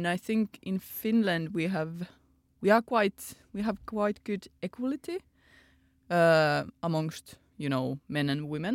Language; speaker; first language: English; non-native, fluent; Finnish